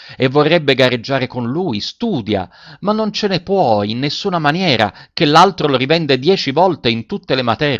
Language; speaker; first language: Italian; native; Italian